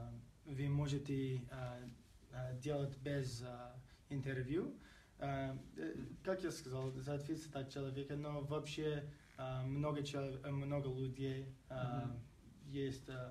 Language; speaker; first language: Russian; non-native, learner; English